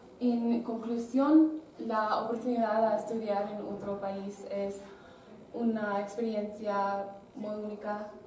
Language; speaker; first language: Spanish; non-native, learner; English